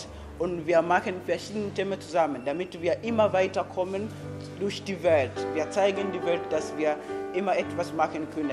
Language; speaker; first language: German; non-native, fluent; Swahili